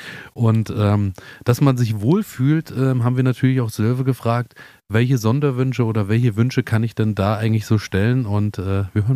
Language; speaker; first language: German; native; German